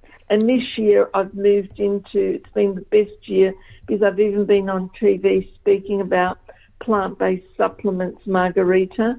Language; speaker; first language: English; early bilingual, other home language; Macedonian